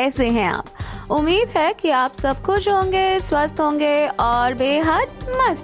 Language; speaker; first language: Hindi; native; Hindi